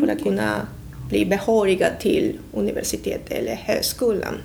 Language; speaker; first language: Swedish; non-native, fluent; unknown